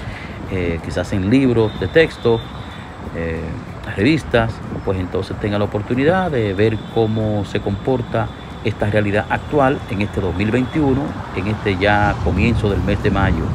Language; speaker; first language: Spanish; native; Spanish